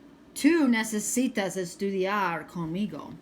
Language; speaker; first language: Spanish; non-native, fluent; English